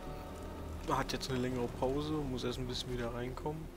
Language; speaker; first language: German; native; German